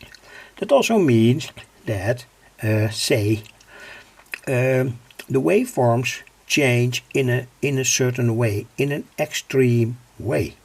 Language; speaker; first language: English; non-native, fluent; Dutch